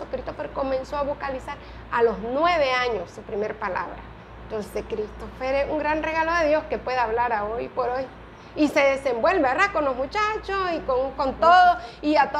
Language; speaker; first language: Spanish; native; Spanish